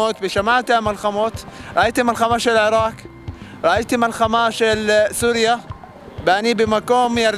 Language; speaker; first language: Hebrew; non-native, learner; Arabic